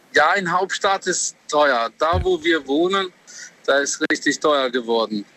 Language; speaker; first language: German; non-native, learner; Albanian